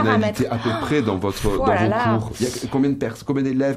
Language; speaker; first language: French; native; French